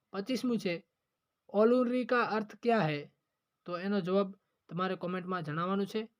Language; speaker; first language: Hindi; non-native, local second language; Gujarati